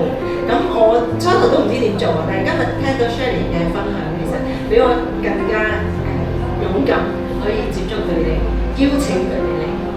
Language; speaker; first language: Cantonese; native; Cantonese